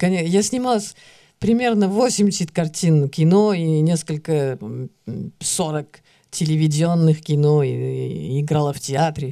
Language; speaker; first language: Russian; early bilingual, heritage; Russian